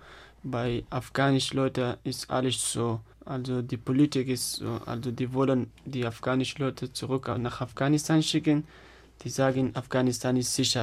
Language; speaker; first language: German; non-native, fluent; Pashto